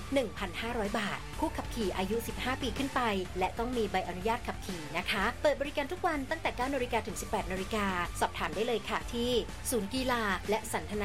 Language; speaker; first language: Thai; native; Thai